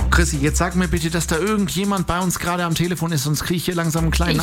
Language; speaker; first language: German; native; German